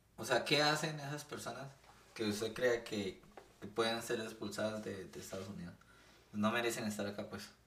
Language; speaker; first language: Spanish; native; Spanish